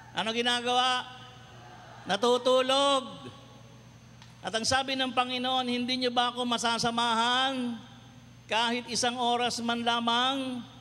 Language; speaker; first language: Filipino; non-native, local second language; Cebuano